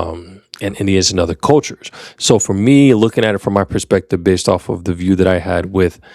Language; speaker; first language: English; native; English